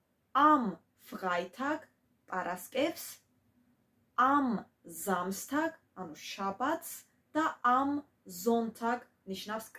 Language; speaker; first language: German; non-native, fluent; Georgian